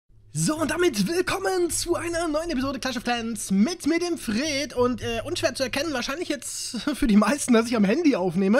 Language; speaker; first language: German; native; German